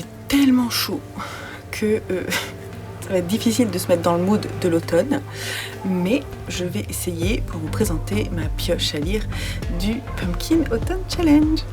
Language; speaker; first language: French; native; French